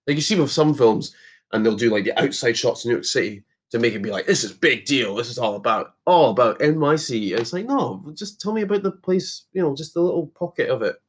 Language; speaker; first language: English; native; English